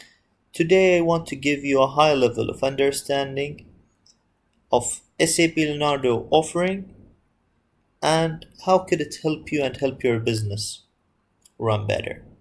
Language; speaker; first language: English; non-native, fluent; Arabic